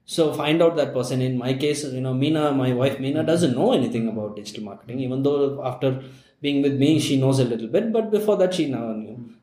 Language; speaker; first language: English; non-native, local second language; Tamil